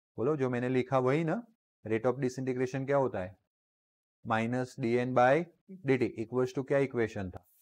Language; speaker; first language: Hindi; non-native, local second language; Gujarati